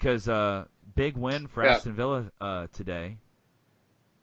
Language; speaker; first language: English; native; English